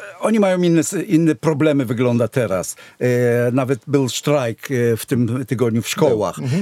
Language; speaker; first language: Polish; non-native, fluent; Hebrew